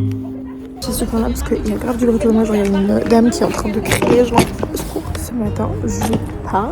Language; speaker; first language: French; non-native, local second language; Malagasy